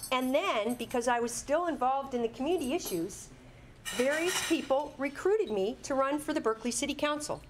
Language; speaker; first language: English; native; English